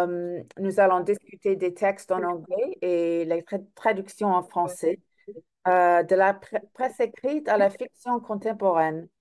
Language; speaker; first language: French; non-native, fluent; English